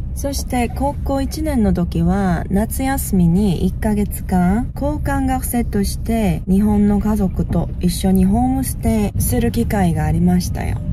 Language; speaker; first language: Japanese; non-native, fluent; Korean